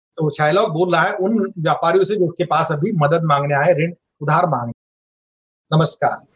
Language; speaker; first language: Hindi; non-native, local second language; Marathi